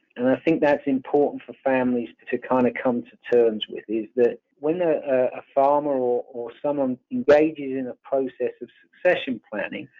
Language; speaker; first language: English; native; English